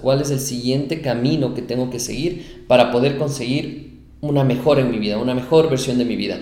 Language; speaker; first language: Spanish; native; Spanish